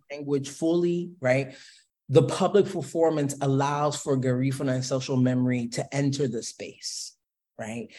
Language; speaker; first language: English; early bilingual, other home language; Spanish